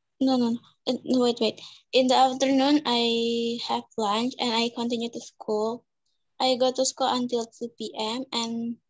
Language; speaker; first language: English; non-native, local second language; Indonesian